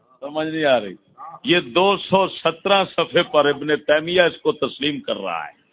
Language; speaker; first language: Urdu; non-native, local second language; Punjabi